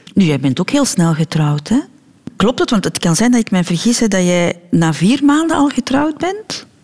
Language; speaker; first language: Dutch; native; Dutch